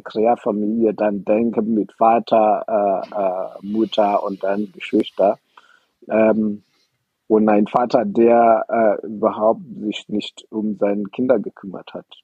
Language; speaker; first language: German; non-native, fluent; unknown